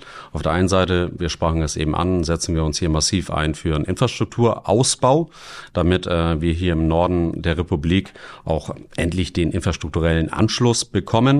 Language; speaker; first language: German; native; German